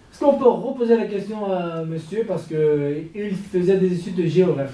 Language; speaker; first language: French; non-native, fluent; Kurdish